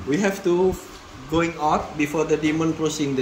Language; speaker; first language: English; non-native, learner; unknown